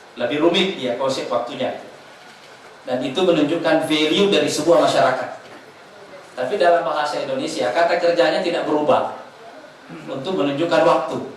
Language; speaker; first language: Indonesian; non-native, local second language; Buginese